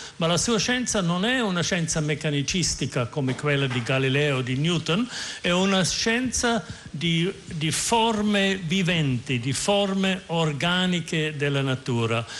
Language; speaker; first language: Italian; non-native, fluent; German